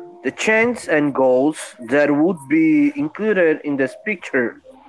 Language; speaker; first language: English; non-native, learner; Portuguese